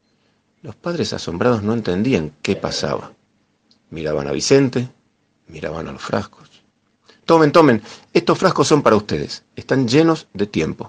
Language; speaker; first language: Spanish; native; Spanish